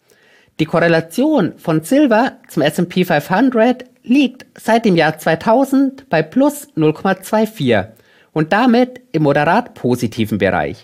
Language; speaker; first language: German; native; German